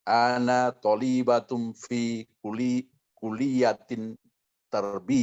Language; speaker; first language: Arabic; non-native, learner; Indonesian